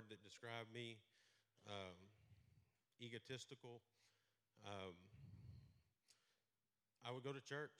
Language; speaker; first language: English; native; English